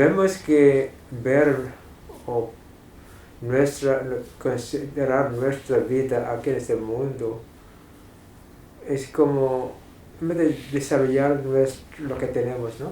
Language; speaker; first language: Spanish; non-native, fluent; English